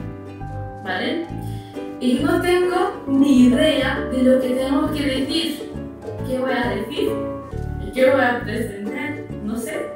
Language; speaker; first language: Spanish; early bilingual, other home language; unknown